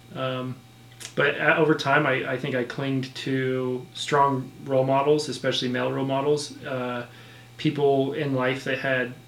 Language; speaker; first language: English; native; English